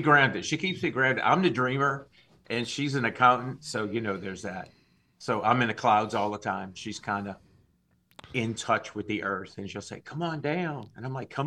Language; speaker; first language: English; native; English